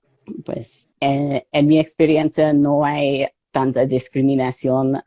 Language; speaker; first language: Spanish; non-native, fluent; English